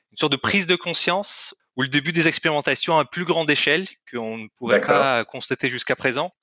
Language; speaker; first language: French; non-native, fluent; Russian